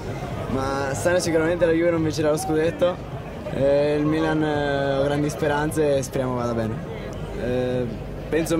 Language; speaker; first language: Italian; native; Italian